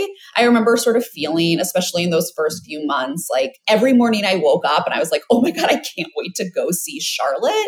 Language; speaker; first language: English; native; English